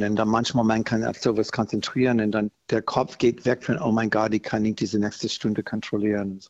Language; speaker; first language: German; non-native, fluent; English